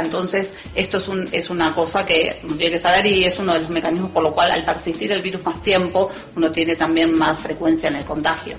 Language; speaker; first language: Spanish; native; Spanish